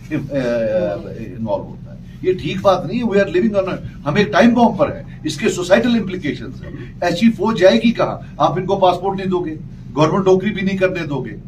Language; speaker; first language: Urdu; non-native, local second language; Kashmiri